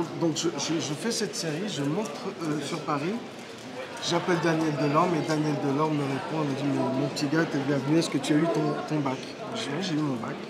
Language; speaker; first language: French; early bilingual, other home language; Riffian